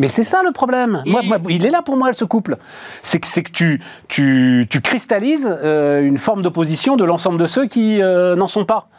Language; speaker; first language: French; native; French